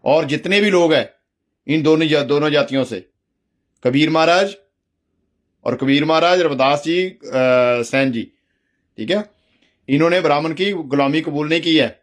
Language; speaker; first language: Hindi; non-native, local second language; Punjabi